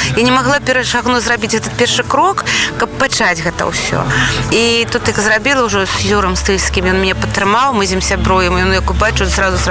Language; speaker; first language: Belarusian; non-native, local second language; Russian